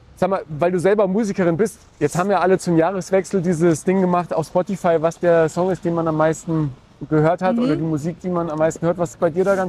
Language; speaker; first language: German; native; German